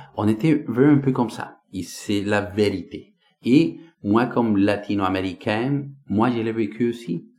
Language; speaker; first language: French; non-native, fluent; Spanish